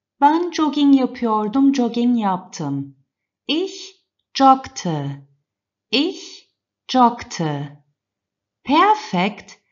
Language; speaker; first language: German; non-native, fluent; Turkish